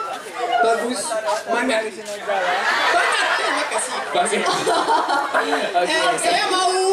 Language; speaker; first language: Indonesian; non-native, learner; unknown